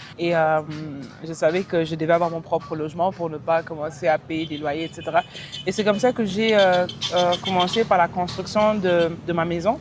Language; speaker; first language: French; early bilingual, heritage; French